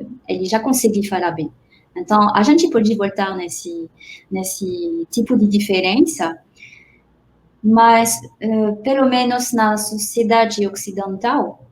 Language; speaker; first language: Portuguese; non-native, fluent; French